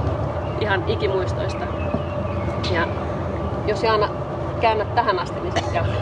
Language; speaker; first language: Finnish; native; Finnish